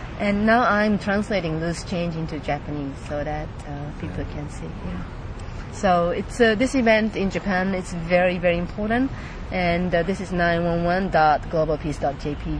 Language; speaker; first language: English; non-native, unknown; Japanese